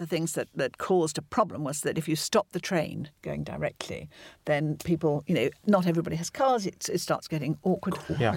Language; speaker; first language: English; native; English